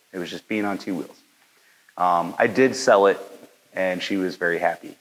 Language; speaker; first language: English; native; English